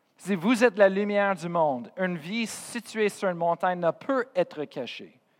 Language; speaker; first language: French; non-native, fluent; English